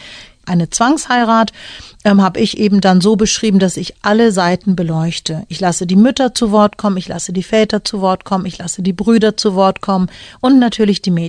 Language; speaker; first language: German; early bilingual, other home language; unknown